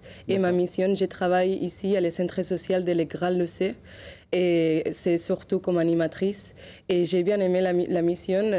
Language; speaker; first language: French; non-native, learner; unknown